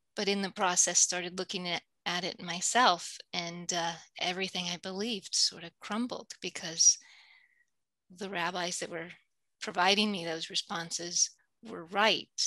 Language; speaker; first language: English; native; English